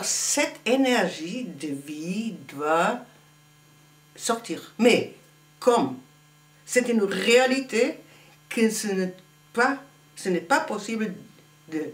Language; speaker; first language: French; non-native, fluent; German